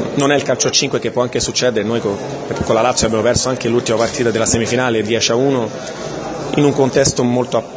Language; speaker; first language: Italian; non-native, fluent; Portuguese